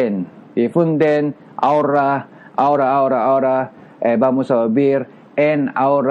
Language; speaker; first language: Spanish; non-native, learner; Japanese